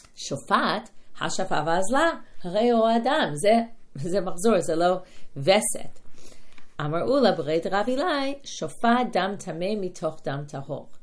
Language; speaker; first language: Hebrew; non-native, fluent; English